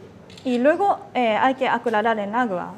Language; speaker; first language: Spanish; non-native, fluent; Japanese